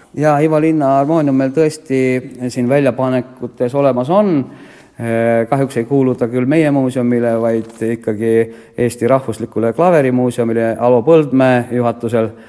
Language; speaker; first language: Estonian; native; Estonian